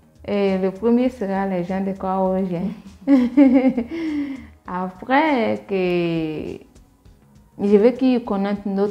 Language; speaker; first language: French; non-native, learner; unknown